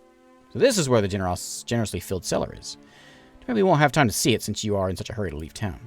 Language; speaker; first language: English; native; English